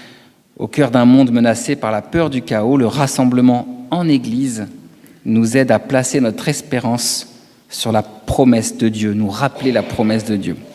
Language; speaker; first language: French; native; French